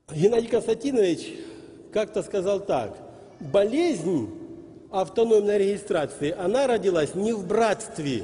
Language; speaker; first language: Russian; native; Russian